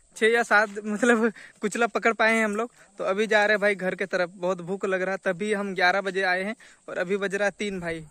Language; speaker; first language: Hindi; non-native, local second language; Santali